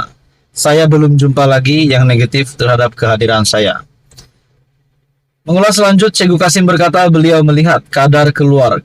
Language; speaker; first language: Malay; native; Malay